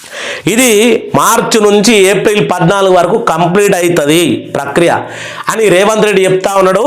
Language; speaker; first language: Telugu; native; Telugu